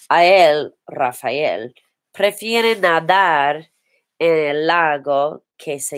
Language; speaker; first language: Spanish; non-native, learner; English